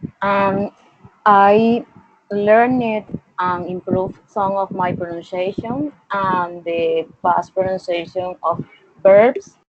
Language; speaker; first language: English; non-native, learner; Spanish